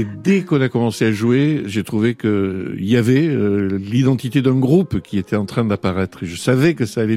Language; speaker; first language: French; native; French